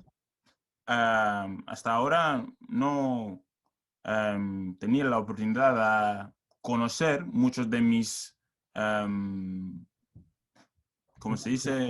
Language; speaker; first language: Spanish; non-native, learner; English